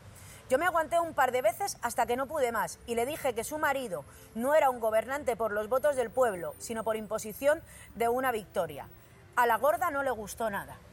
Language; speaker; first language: Spanish; native; Spanish